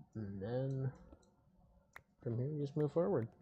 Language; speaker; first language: English; native; English